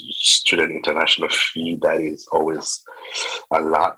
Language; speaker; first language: English; non-native, local second language; Kinyarwanda